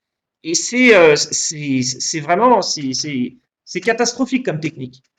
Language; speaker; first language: French; native; French